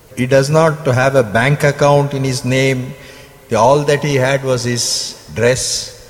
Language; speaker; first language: English; non-native, local second language; Telugu